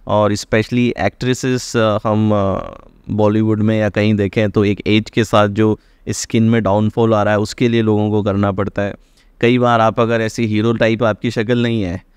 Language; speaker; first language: Hindi; native; Hindi